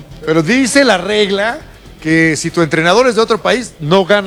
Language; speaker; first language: Spanish; native; Spanish